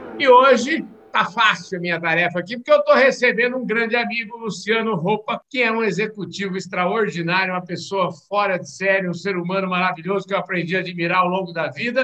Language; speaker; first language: Portuguese; native; Portuguese